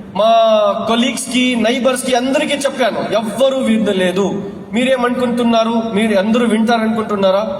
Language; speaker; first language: Telugu; non-native, local second language; Urdu